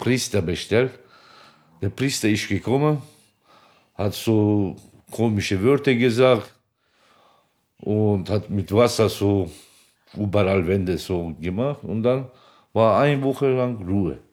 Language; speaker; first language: German; non-native, learner; Turkish